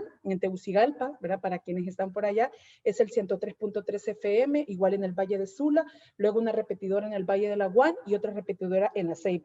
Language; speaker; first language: Spanish; native; Spanish